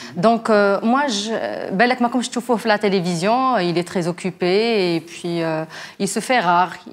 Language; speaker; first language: French; non-native, local second language; Arabic